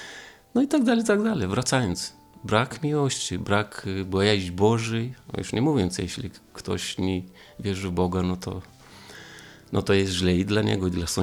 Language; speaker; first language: Polish; non-native, fluent; Romanian